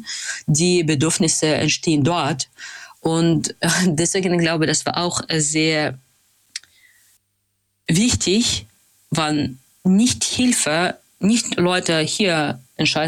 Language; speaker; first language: German; non-native, fluent; Russian